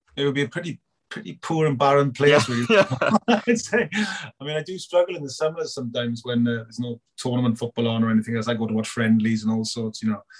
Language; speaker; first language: English; native; English